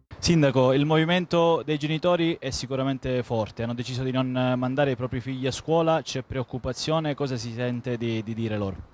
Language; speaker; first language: Italian; native; Italian